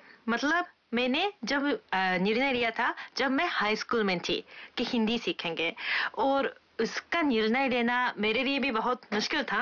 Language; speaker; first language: Hindi; non-native, fluent; Japanese